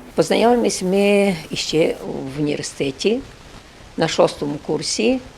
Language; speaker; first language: Ukrainian; non-native, local second language; Rusyn